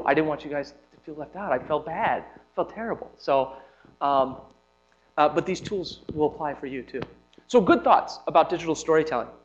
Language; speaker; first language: English; native; English